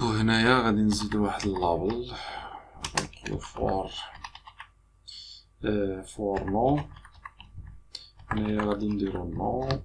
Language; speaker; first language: Arabic; native; Arabic